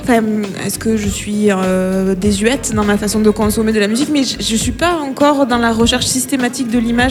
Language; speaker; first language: French; native; French